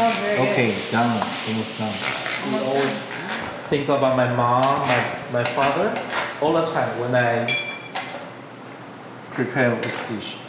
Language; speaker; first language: English; non-native, learner; Chinese